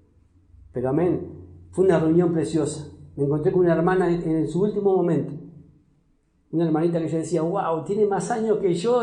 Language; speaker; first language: Spanish; native; Spanish